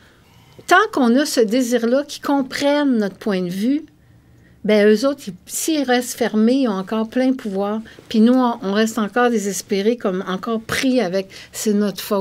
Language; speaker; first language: French; native; French